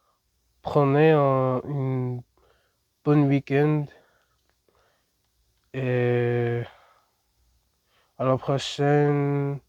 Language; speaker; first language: French; non-native, learner; English